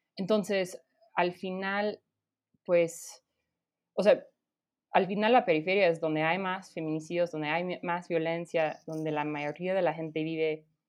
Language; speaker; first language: Spanish; non-native, fluent; English